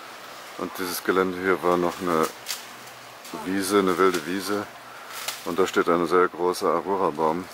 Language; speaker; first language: German; native; German